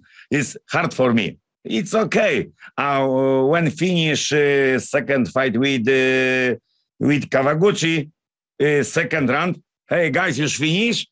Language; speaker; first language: English; non-native, learner; Polish